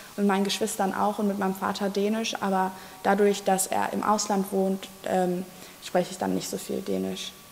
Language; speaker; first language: German; native; German